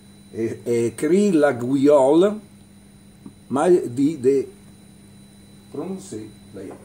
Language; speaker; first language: French; non-native, learner; Italian